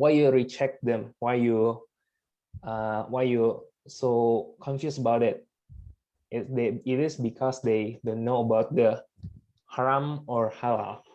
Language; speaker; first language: English; non-native, fluent; Indonesian